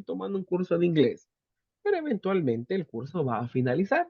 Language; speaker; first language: Spanish; native; Spanish